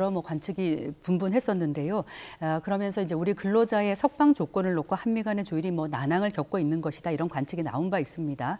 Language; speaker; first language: Korean; native; Korean